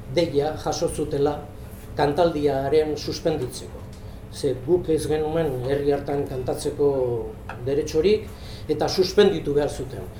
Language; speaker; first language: Basque; non-native, local second language; Spanish